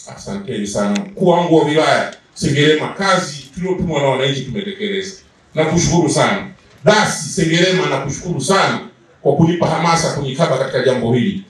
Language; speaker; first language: Swahili; native; Swahili